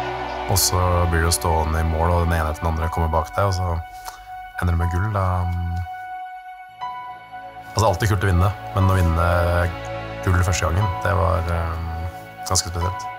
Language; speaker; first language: Norwegian; native; Norwegian